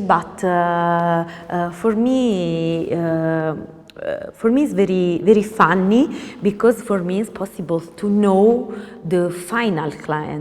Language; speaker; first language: English; non-native, learner; Italian